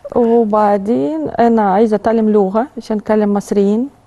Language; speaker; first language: Arabic; non-native, learner; Russian